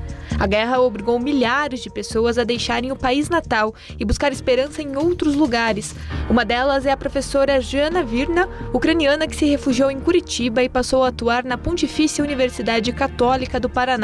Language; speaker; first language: Portuguese; native; Portuguese